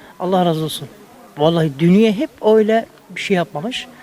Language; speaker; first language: Turkish; non-native, learner; Arabic